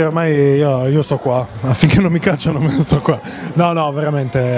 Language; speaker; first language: Italian; native; Italian